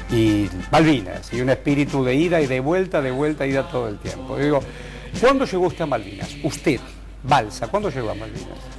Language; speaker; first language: Spanish; native; Spanish